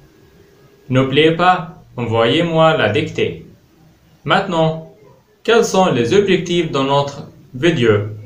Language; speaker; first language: French; non-native, fluent; Arabic